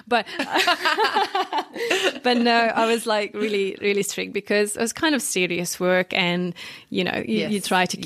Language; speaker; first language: English; non-native, fluent; Hungarian